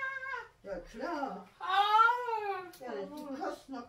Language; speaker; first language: German; native; German